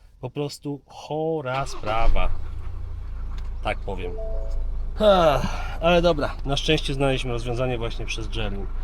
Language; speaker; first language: Polish; native; Polish